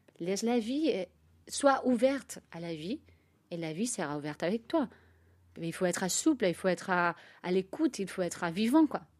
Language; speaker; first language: French; non-native, fluent; Spanish